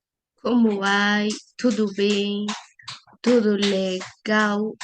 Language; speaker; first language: Portuguese; non-native, learner; Spanish